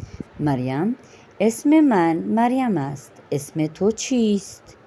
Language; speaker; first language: Persian; non-native, fluent; Urdu